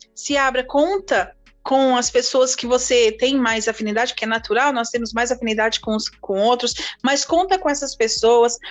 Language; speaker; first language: Portuguese; native; Portuguese